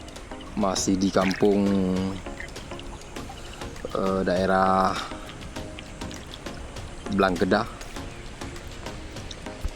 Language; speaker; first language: Indonesian; non-native, local second language; Achinese